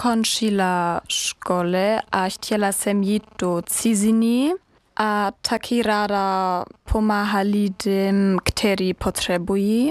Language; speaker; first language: Czech; non-native, learner; German